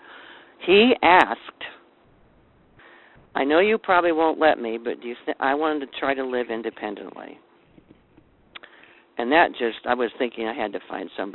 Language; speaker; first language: English; native; English